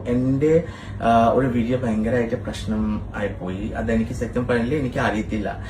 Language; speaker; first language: Malayalam; non-native, local second language; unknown